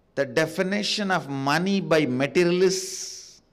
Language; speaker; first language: English; non-native, local second language; Tamil